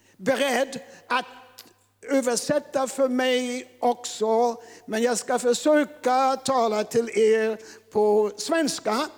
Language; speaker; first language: Swedish; non-native, fluent; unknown